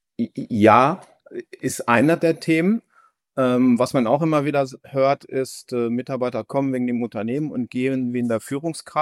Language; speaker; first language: German; native; German